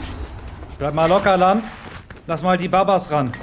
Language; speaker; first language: German; native; German